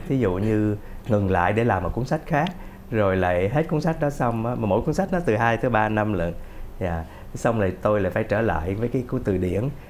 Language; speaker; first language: Vietnamese; native; Vietnamese